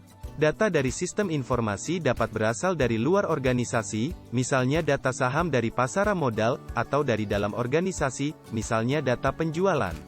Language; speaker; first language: Indonesian; native; Indonesian